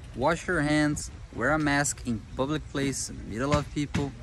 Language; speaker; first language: English; non-native, fluent; Portuguese